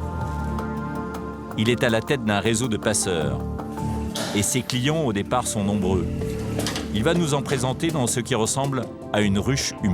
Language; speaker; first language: French; native; French